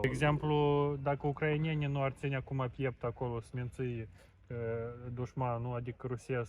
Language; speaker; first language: Romanian; native; Romanian